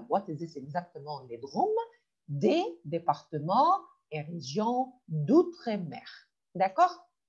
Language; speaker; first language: French; non-native, fluent; Arabic